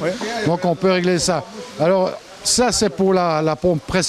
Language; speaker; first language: French; native; French